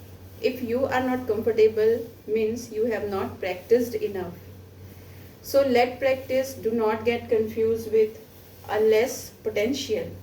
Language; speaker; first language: English; non-native, local second language; Hindi